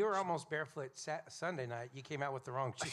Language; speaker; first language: English; native; English